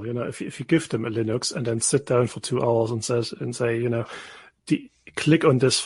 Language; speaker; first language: English; non-native, fluent; German